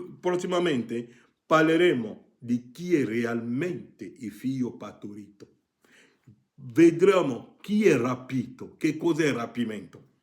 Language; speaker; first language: Italian; non-native, fluent; French